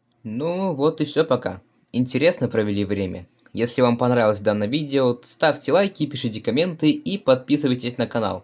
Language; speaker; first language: Russian; native; Russian